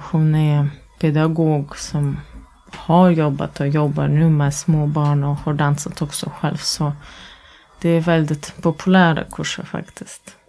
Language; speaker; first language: Swedish; non-native, fluent; Latvian